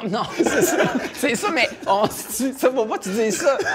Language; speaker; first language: French; native; French